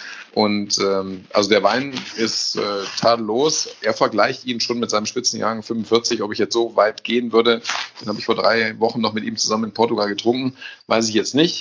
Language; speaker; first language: German; native; German